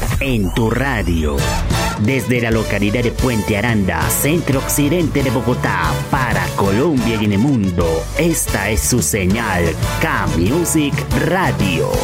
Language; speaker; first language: Spanish; native; Spanish